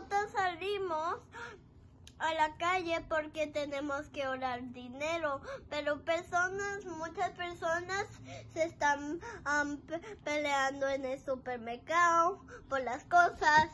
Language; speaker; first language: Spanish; early bilingual, other home language; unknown